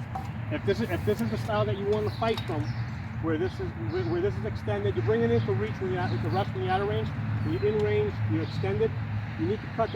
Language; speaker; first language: English; native; English